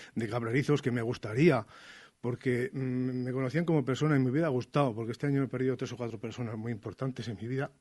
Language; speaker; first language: Spanish; native; Spanish